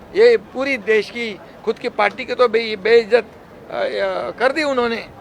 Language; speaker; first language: Hindi; non-native, local second language; Marathi